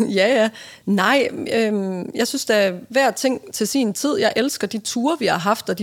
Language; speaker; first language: Danish; native; Danish